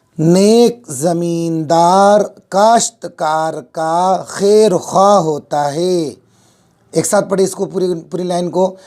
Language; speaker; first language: Urdu; native; Urdu